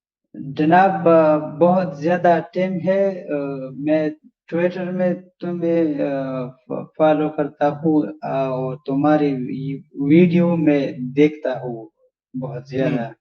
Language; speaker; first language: Hindi; non-native, learner; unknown